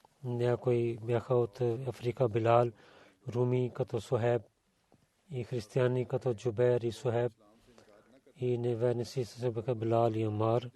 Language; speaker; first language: Bulgarian; non-native, learner; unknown